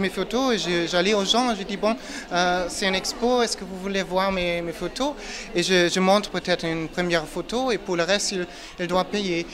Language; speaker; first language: French; non-native, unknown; German